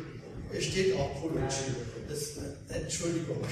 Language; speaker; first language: German; native; German